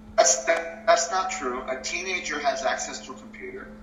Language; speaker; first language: English; early bilingual, other home language; Spanish